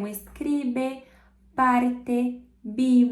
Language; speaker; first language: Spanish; non-native, fluent; Portuguese